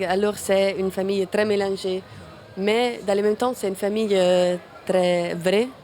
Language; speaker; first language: French; non-native, fluent; Italian